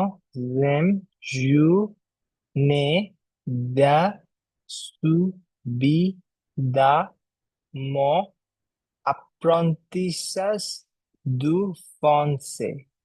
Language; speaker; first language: French; non-native, learner; Bangla